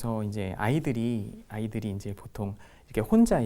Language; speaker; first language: Korean; native; Korean